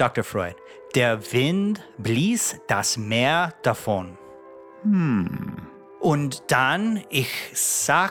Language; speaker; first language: German; non-native, learner; English